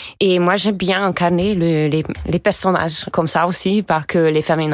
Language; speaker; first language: French; non-native, fluent; Hungarian